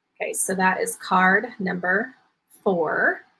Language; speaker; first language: English; native; English